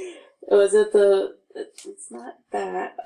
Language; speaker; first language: English; native; English